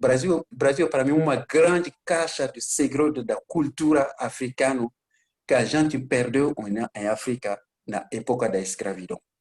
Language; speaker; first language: Portuguese; non-native, learner; Bambara